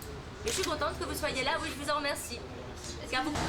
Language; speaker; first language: French; native; French